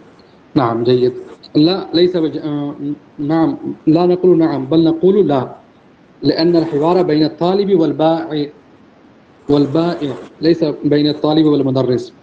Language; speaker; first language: Arabic; non-native, fluent; Urdu